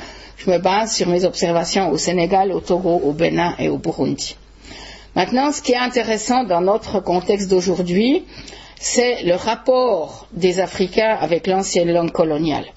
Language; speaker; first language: French; native; French